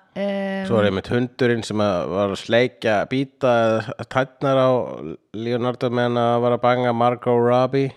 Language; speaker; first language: Icelandic; native; Icelandic